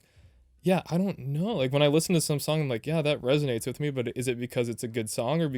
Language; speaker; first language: English; native; English